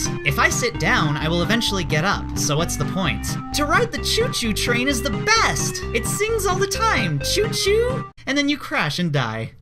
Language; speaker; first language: English; native; English